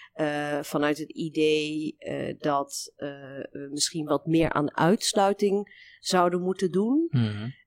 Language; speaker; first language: Dutch; early bilingual, other home language; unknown